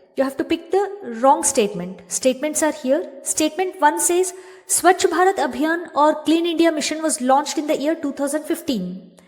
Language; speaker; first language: English; non-native, local second language; Kannada